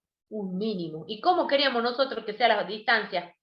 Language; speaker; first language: Spanish; native; Spanish